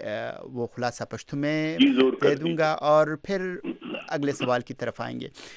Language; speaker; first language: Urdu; non-native, local second language; Pashto